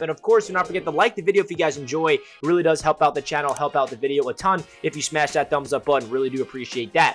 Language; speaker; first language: English; native; English